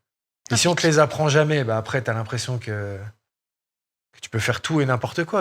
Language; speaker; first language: French; native; French